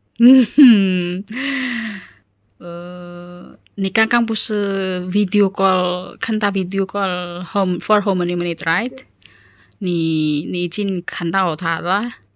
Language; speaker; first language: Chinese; non-native, fluent; Indonesian